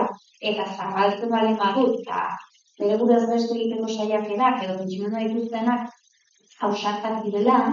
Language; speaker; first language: Basque; native; Basque